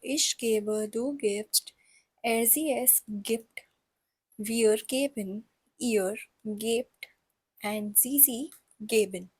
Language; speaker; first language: German; non-native, fluent; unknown